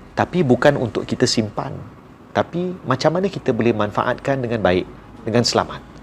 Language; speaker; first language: Malay; native; Malay